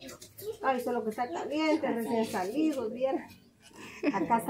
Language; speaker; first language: Spanish; native; Spanish